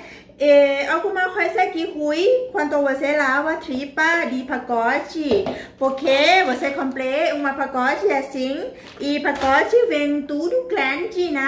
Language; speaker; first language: Portuguese; non-native, learner; Thai